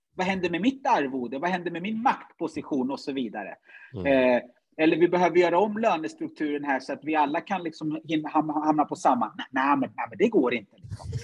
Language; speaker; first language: Swedish; early bilingual, other home language; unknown